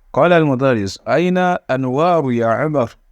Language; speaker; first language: Arabic; non-native, fluent; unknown